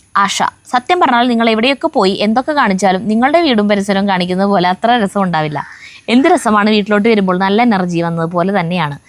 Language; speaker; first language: Malayalam; native; Malayalam